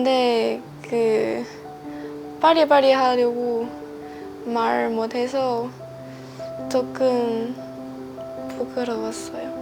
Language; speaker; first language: Korean; non-native, learner; Chinese